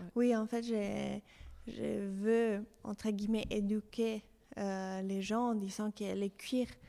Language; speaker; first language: French; non-native, fluent; Spanish